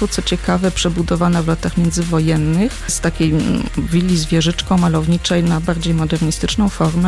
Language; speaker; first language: Polish; native; Polish